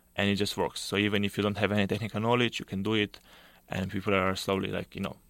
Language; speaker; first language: English; non-native, fluent; Slovenian